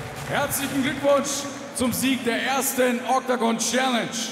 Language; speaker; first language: German; native; German